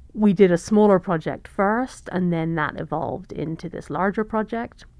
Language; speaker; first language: English; native; English